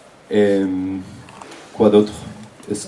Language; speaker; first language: French; non-native, fluent; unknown